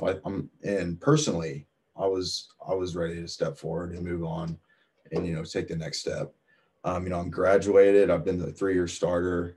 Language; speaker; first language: English; native; English